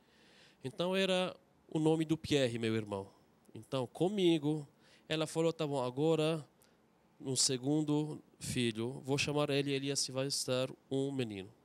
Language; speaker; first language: Portuguese; non-native, fluent; Arabic